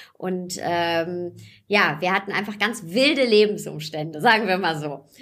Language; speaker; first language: German; early bilingual, other home language; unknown